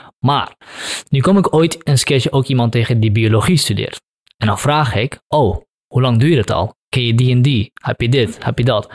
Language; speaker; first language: Dutch; early bilingual, other home language; Kurdish